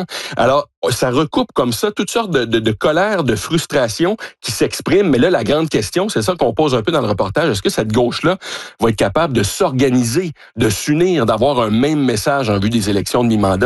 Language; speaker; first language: French; native; French